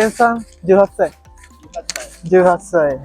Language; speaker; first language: Japanese; non-native, learner; Sinhala